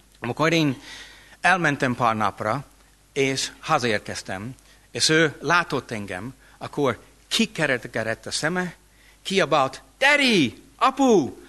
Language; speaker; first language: Hungarian; non-native, fluent; English